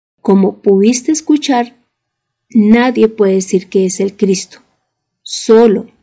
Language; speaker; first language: Spanish; native; Spanish